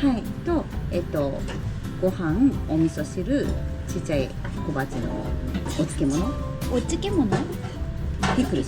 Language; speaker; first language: Japanese; native; Japanese